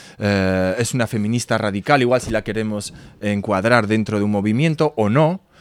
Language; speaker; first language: Spanish; native; Spanish